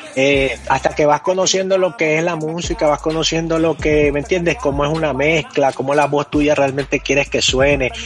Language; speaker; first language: Spanish; early bilingual, heritage; Spanish